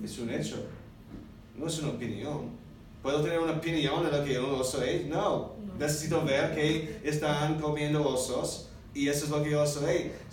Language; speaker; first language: Spanish; non-native, learner; English